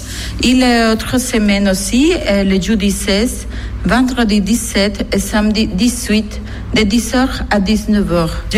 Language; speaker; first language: French; non-native, learner; Spanish